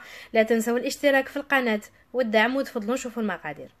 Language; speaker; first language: Arabic; native; Arabic